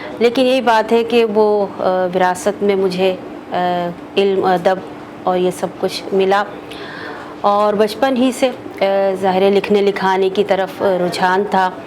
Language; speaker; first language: Urdu; native; Urdu